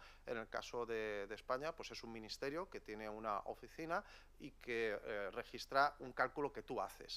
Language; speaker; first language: Spanish; native; Spanish